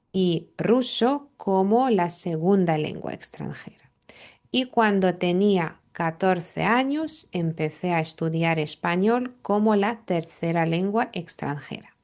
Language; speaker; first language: Spanish; non-native, fluent; Lithuanian